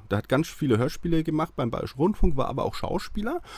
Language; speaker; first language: German; native; German